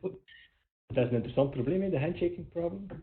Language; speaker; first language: Dutch; native; Dutch